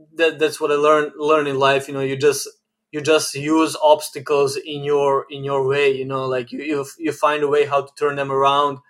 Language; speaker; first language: English; non-native, fluent; Serbian